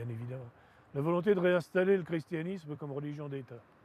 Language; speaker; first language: French; native; French